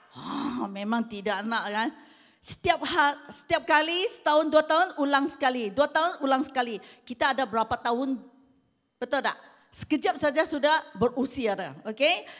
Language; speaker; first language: Malay; non-native, local second language; Chinese